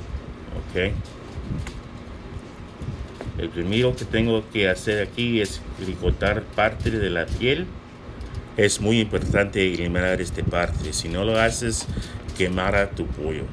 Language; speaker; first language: Spanish; early bilingual, heritage; English